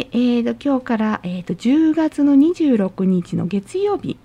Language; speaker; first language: Japanese; native; Japanese